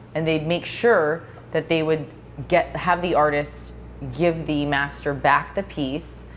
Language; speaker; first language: English; native; English